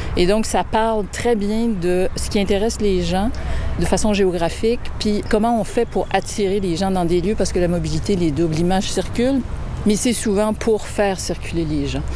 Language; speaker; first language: French; native; French